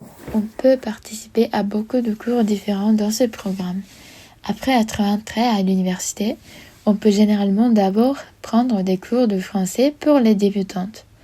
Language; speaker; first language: French; non-native, learner; Japanese